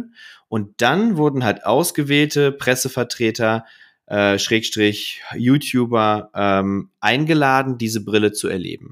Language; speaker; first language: German; native; German